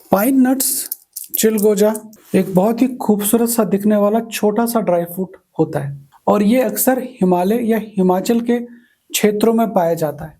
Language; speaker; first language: Hindi; native; Hindi